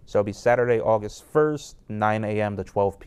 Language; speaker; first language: English; native; English